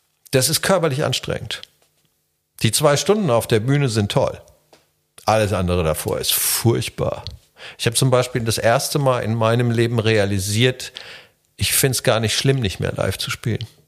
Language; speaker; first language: German; non-native, fluent; Czech